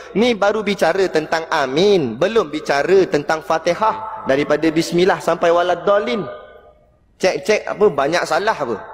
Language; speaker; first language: Malay; native; Malay